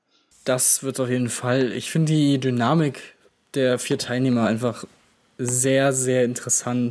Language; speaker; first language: German; native; German